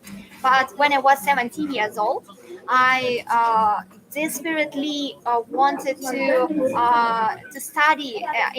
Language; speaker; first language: English; non-native, fluent; Russian